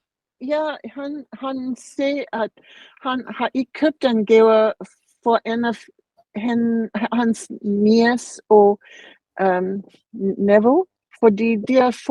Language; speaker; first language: Danish; non-native, learner; English